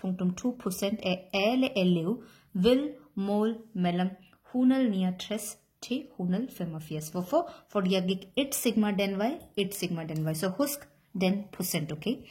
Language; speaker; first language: Danish; non-native, learner; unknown